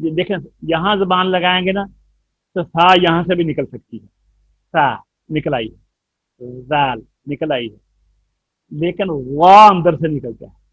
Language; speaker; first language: Urdu; non-native, local second language; Punjabi